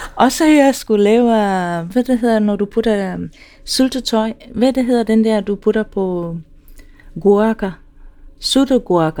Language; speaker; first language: Danish; non-native, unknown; Swahili